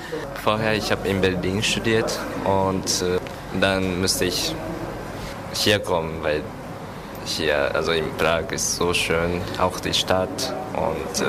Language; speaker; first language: German; non-native, learner; Japanese